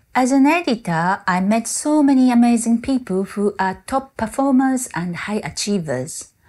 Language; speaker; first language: English; non-native, fluent; Japanese